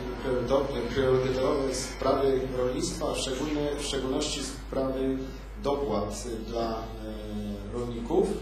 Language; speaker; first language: Polish; native; Polish